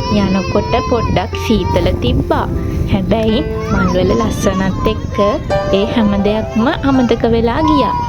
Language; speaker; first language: Sinhala; native; Sinhala